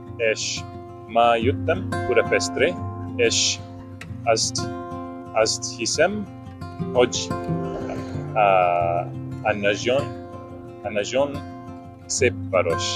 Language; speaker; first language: Hungarian; non-native, learner; English